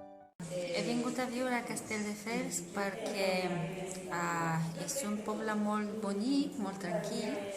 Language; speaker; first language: Catalan; non-native, local second language; Spanish